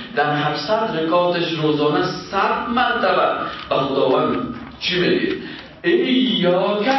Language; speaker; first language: Persian; native; Persian